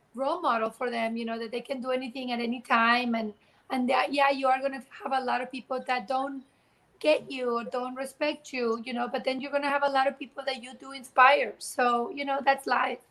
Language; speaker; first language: English; non-native, fluent; Spanish